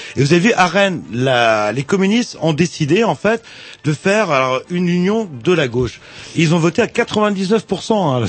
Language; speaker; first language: French; native; French